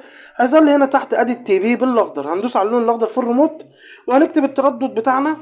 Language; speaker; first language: Arabic; native; Arabic